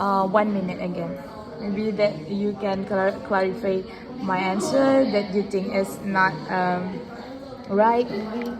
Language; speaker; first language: English; non-native, learner; Indonesian